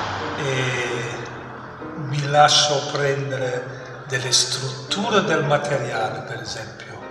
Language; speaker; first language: Italian; non-native, fluent; German